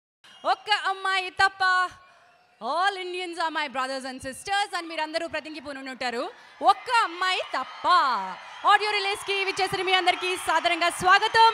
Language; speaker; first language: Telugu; native; Telugu